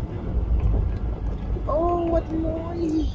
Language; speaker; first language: Dutch; non-native, learner; Spanish